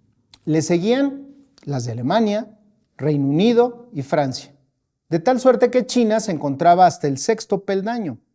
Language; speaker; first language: Spanish; native; Spanish